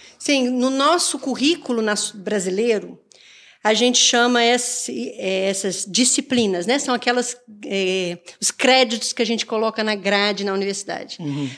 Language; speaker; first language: Portuguese; native; Portuguese